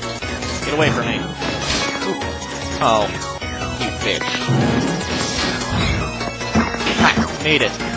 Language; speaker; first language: English; native; English